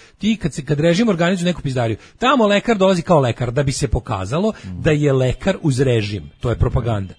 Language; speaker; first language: Serbian; native; Serbian